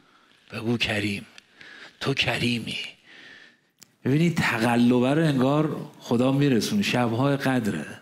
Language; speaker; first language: Persian; native; Persian